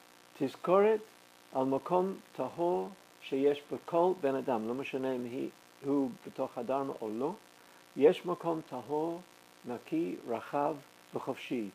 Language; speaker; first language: Hebrew; non-native, fluent; English